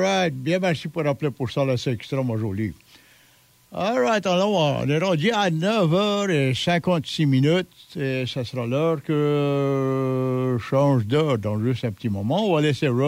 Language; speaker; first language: French; native; French